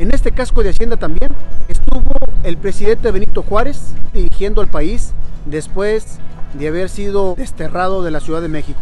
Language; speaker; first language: Spanish; native; Spanish